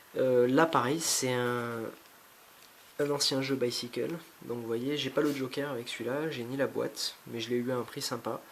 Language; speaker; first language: French; native; French